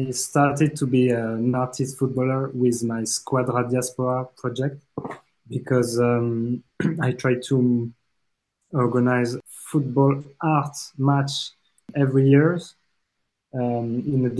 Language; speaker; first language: English; non-native, fluent; French